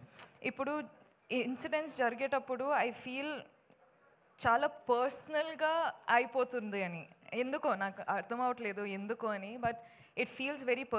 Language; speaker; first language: Telugu; non-native, fluent; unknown